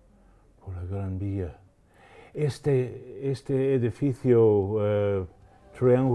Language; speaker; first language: Spanish; non-native, fluent; English